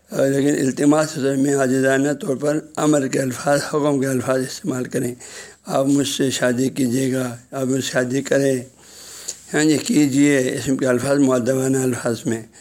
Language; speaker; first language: Urdu; non-native, local second language; Balti